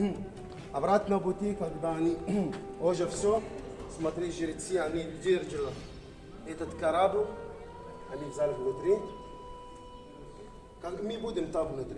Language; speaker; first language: Russian; non-native, learner; Arabic